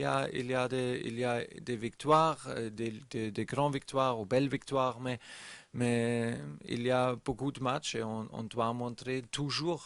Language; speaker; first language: French; non-native, learner; German